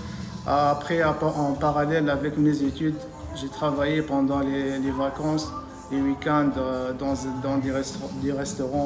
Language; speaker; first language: French; non-native, local second language; Arabic